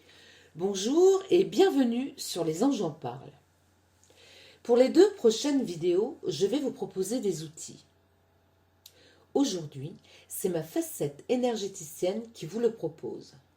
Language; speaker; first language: French; native; French